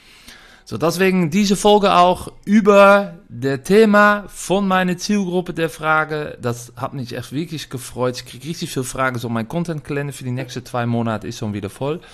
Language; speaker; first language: German; non-native, fluent; Dutch